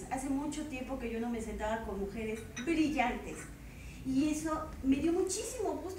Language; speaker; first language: Spanish; native; Spanish